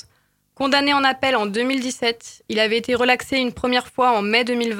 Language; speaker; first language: French; native; French